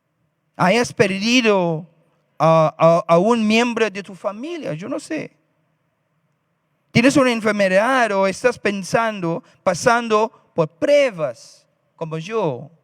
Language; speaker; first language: Spanish; non-native, fluent; English